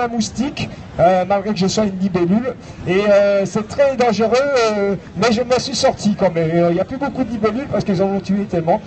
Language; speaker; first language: French; native; French